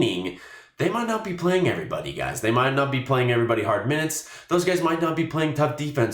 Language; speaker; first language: English; native; English